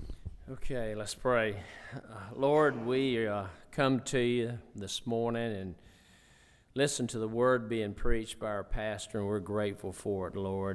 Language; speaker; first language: English; native; English